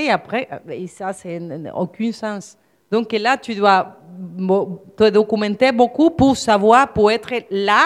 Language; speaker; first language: French; non-native, fluent; Spanish